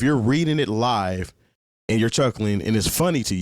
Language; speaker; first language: English; native; English